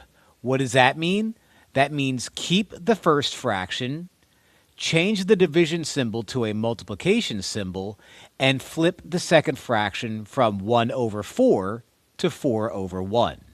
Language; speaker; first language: English; native; English